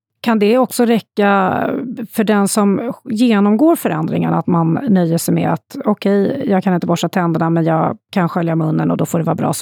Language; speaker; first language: Swedish; native; Swedish